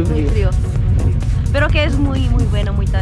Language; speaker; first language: Spanish; non-native, learner; Portuguese